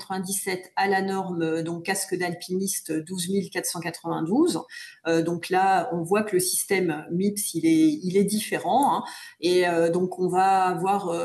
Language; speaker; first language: French; native; French